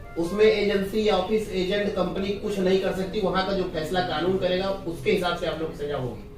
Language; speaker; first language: Hindi; native; Hindi